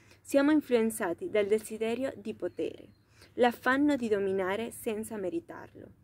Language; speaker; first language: Italian; non-native, fluent; Spanish